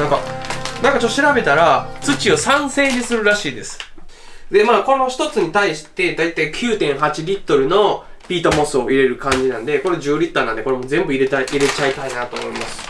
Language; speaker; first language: Japanese; native; Japanese